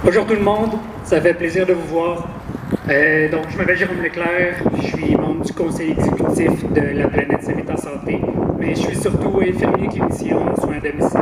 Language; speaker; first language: French; native; French